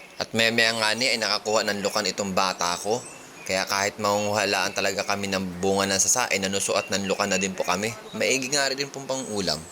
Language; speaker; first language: Filipino; native; Filipino